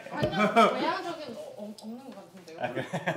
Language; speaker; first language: Korean; non-native, learner; Chinese